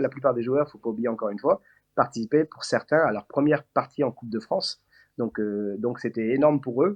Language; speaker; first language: French; native; French